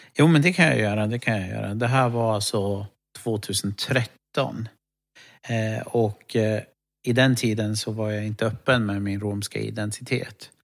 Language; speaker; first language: Swedish; early bilingual, other home language; Romany